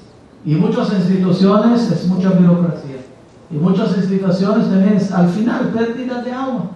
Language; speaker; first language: Spanish; non-native, fluent; Hebrew